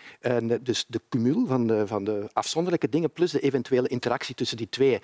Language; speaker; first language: Dutch; native; Dutch